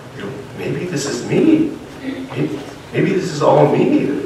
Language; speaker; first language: English; native; English